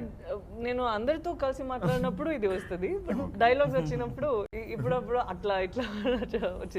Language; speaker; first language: Telugu; non-native, local second language; Tamil